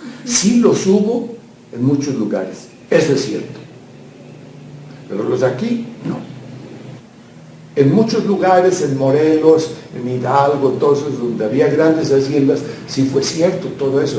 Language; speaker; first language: Spanish; native; Spanish